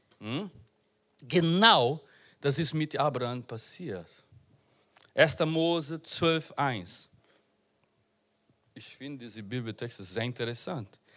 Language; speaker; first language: German; non-native, learner; Portuguese